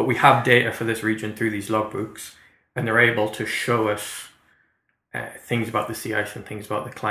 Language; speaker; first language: English; native; English